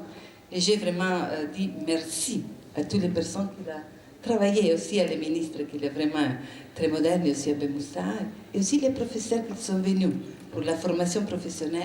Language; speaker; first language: French; non-native, learner; Italian